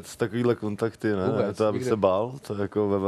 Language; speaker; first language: Czech; native; Czech